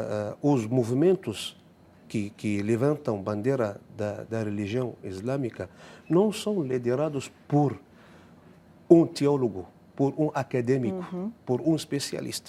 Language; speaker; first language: Portuguese; non-native, fluent; Arabic